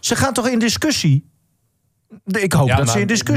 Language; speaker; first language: Dutch; native; Dutch